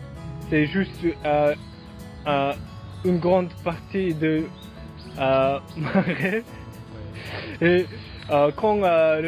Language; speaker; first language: French; non-native, learner; Mongolian